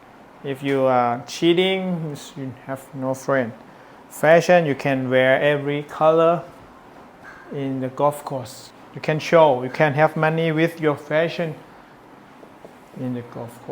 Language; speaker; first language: English; non-native, learner; Thai